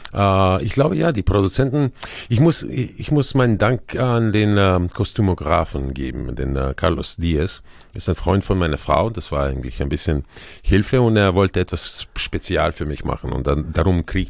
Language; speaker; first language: German; non-native, fluent; Croatian